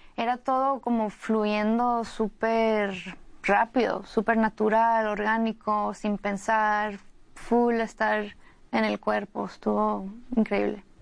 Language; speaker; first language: Spanish; early bilingual, heritage; Spanish